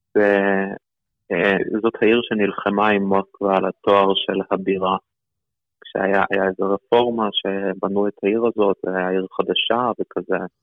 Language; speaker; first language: Hebrew; early bilingual, other home language; Russian